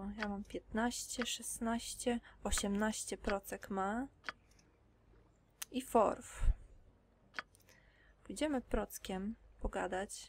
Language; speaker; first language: Polish; native; Polish